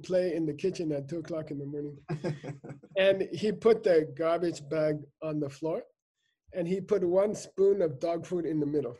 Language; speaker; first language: English; native; English